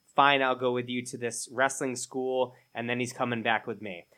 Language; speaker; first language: English; native; English